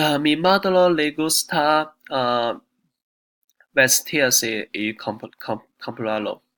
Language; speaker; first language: Spanish; non-native, learner; Chinese